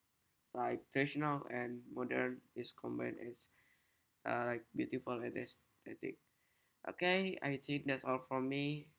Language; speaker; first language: English; non-native, learner; Indonesian